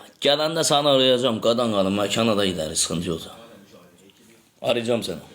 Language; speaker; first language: Turkish; native; Turkish